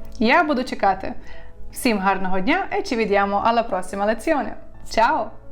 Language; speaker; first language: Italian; non-native, fluent; Ukrainian